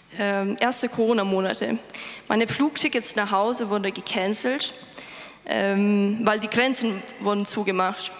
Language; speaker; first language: German; non-native, fluent; Lithuanian